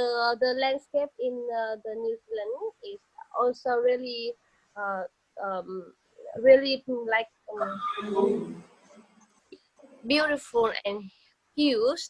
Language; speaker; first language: English; non-native, learner; Vietnamese